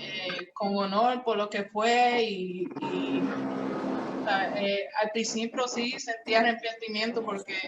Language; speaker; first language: Spanish; early bilingual, heritage; Spanish